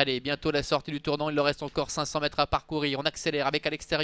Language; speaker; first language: French; native; French